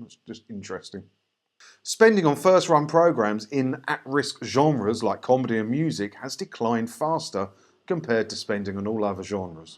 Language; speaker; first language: English; native; English